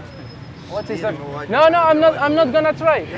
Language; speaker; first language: English; non-native, learner; French